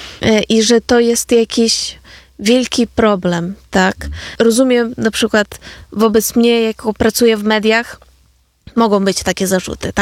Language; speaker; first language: Polish; non-native, fluent; Ukrainian